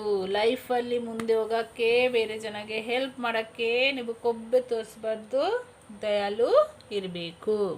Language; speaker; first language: Kannada; non-native, local second language; Hindi